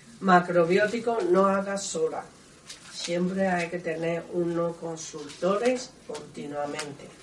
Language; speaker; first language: Spanish; non-native, learner; Chinese